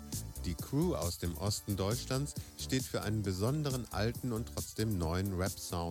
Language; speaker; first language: German; native; German